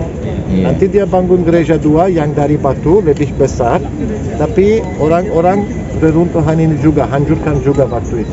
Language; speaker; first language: Indonesian; non-native, learner; Turkish